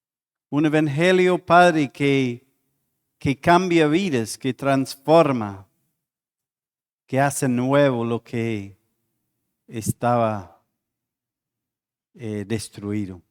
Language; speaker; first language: Spanish; non-native, fluent; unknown